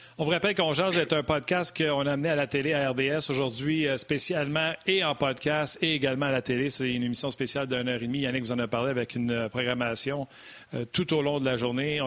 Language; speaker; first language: French; native; French